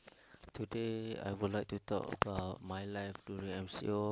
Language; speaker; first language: English; non-native, learner; Malay